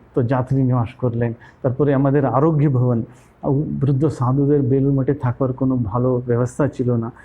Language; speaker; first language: Bangla; non-native, local second language; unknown